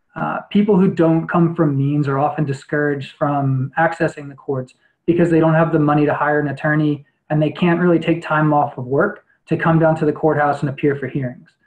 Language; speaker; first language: English; native; English